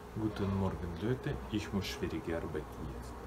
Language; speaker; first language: German; non-native, learner; Russian